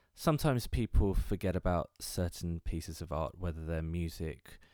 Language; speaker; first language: English; native; English